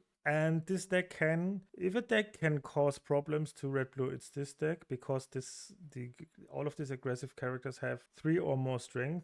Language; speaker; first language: English; non-native, fluent; German